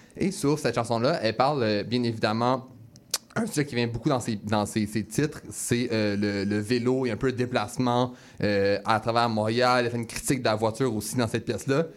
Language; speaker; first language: French; native; French